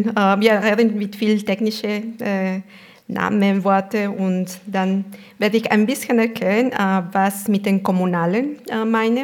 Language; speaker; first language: German; non-native, fluent; Spanish